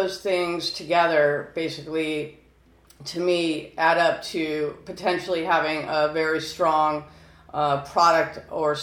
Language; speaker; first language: English; native; English